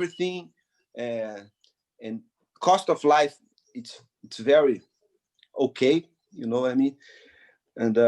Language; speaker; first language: English; non-native, fluent; Portuguese